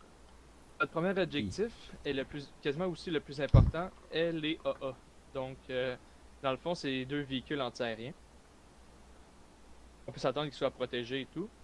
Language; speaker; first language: French; native; French